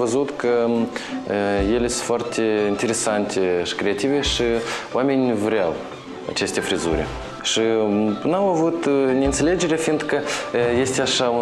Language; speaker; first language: Romanian; non-native, local second language; Russian